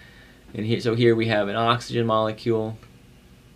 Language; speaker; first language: English; native; English